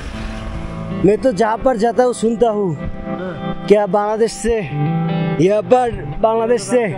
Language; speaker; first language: Hindi; non-native, learner; Bangla